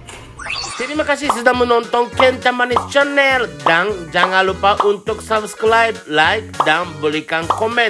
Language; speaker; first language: Indonesian; non-native, learner; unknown